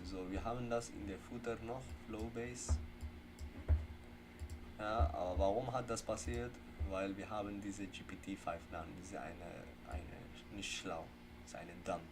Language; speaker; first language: German; non-native, fluent; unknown